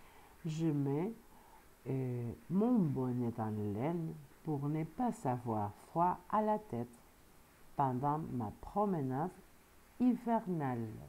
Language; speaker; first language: French; non-native, fluent; Spanish